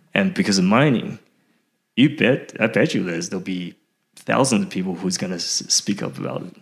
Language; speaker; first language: English; early bilingual, other home language; Chinese